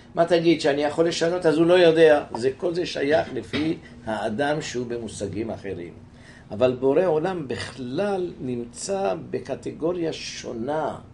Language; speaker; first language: Hebrew; native; Hebrew